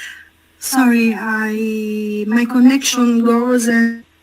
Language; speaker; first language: English; non-native, learner; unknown